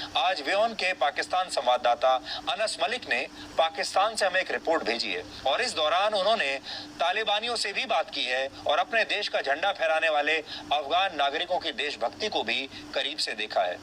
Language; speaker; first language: Hindi; native; Hindi